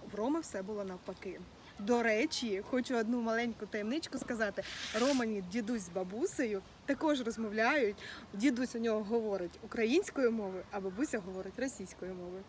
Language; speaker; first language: Ukrainian; native; Ukrainian